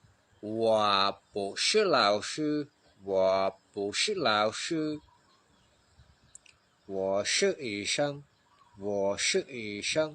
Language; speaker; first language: Chinese; non-native, fluent; Khmer